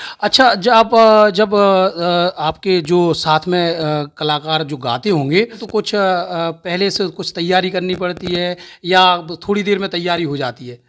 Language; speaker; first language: Hindi; native; Hindi